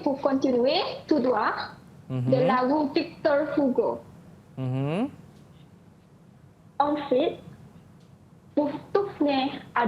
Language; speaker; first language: French; non-native, learner; Malay